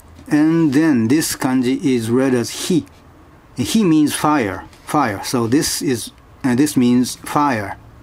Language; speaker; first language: English; non-native, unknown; Japanese